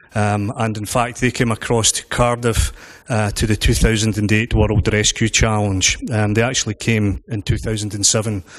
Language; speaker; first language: English; native; English